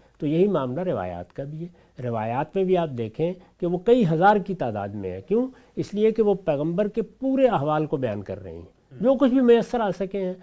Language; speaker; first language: Urdu; non-native, local second language; Punjabi